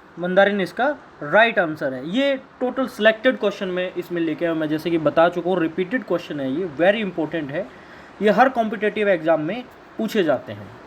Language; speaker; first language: Hindi; native; Hindi